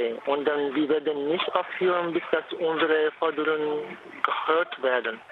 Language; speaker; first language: German; non-native, fluent; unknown